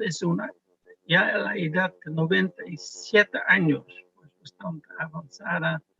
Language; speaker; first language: Spanish; non-native, fluent; Dutch